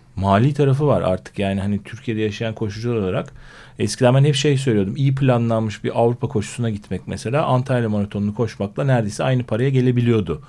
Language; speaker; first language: Turkish; native; Turkish